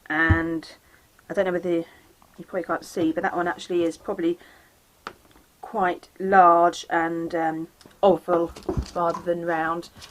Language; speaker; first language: English; native; English